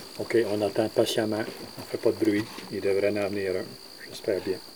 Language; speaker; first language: French; native; French